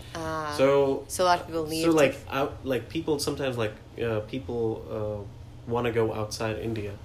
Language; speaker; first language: English; non-native, local second language; Hindi